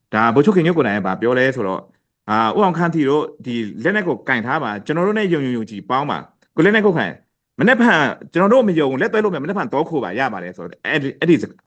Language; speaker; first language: Burmese; non-native, local second language; Pa'o Karen